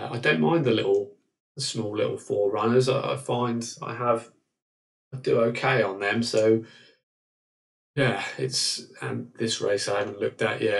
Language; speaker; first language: English; native; English